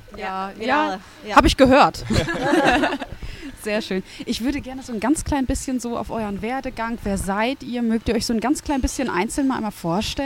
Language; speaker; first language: German; native; German